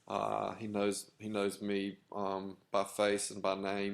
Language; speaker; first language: English; native; English